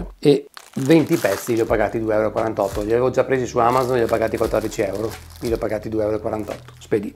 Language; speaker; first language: Italian; native; Italian